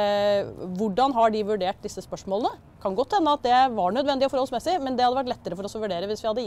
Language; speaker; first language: Norwegian; native; Norwegian